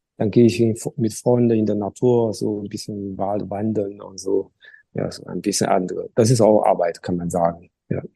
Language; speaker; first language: German; non-native, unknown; Chinese